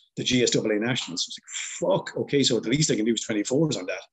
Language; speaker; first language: English; native; English